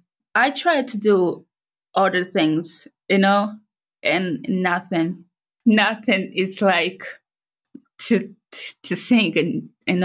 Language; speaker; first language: English; non-native, fluent; Portuguese